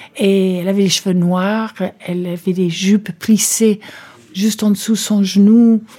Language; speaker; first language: French; non-native, fluent; English